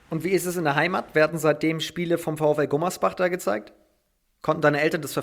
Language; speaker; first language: German; native; German